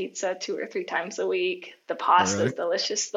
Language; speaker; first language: English; native; English